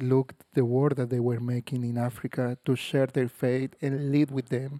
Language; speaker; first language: English; non-native, learner; Spanish